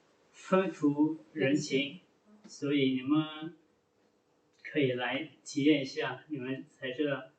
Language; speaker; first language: Chinese; non-native, fluent; Lao